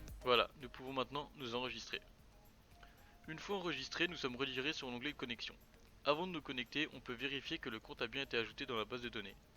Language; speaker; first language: French; native; French